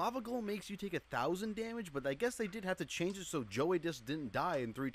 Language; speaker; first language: English; native; English